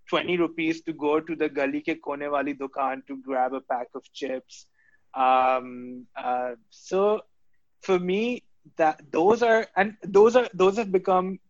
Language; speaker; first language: English; non-native, local second language; Urdu